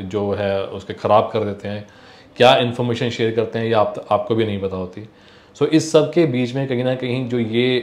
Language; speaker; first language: Hindi; non-native, local second language; Punjabi